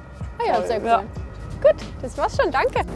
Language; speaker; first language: German; native; German